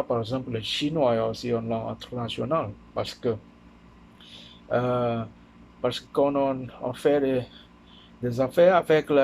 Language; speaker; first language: French; non-native, learner; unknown